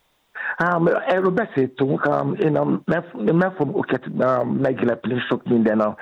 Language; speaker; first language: Hungarian; non-native, fluent; Yoruba